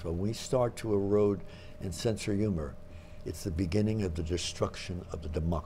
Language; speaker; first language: English; native; English